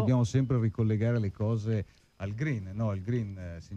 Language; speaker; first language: Italian; native; Italian